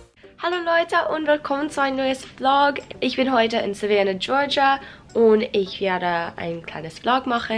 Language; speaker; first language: German; non-native, learner; English